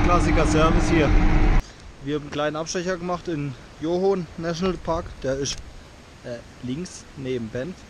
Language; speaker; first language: German; native; German